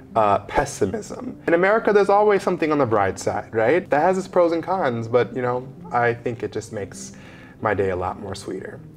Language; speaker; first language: English; native; English